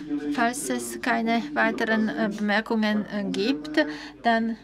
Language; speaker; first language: German; non-native, fluent; Czech